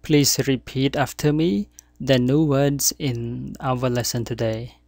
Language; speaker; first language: English; non-native, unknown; Khmer